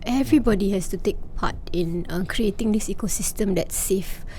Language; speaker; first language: English; non-native, local second language; Malay